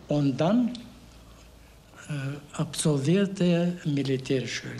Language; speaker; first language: German; non-native, learner; Bulgarian